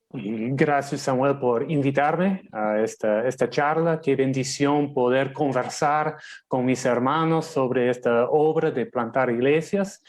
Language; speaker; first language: Spanish; non-native, fluent; English